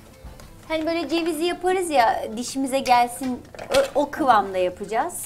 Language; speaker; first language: Turkish; native; Turkish